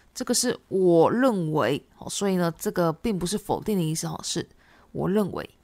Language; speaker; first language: Chinese; non-native, fluent; Japanese